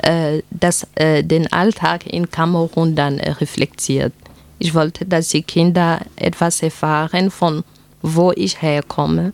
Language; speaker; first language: German; non-native, fluent; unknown